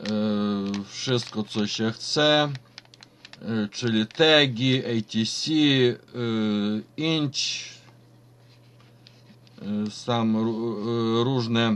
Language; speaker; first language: Polish; non-native, fluent; Ukrainian